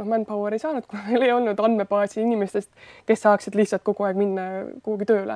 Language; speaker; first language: Estonian; native; Estonian